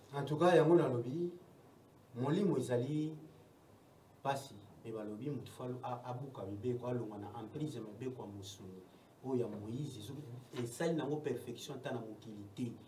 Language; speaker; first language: Lingala; non-native, local second language; Kongo